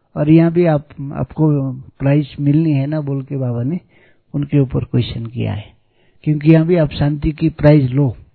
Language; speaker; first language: Hindi; native; Hindi